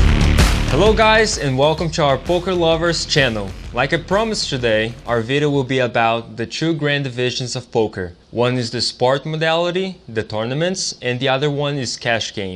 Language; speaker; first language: English; non-native, fluent; Portuguese